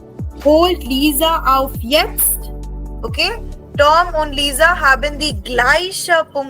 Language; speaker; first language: German; non-native, fluent; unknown